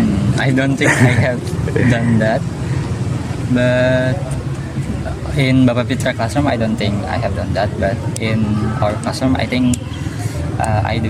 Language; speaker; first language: English; non-native, learner; Indonesian